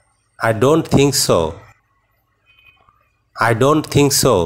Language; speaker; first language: English; non-native, fluent; Bangla